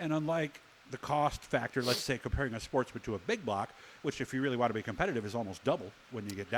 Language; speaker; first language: English; native; English